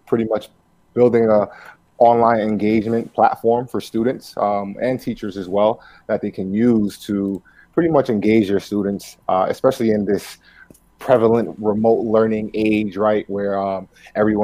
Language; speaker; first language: English; early bilingual, other home language; Spanish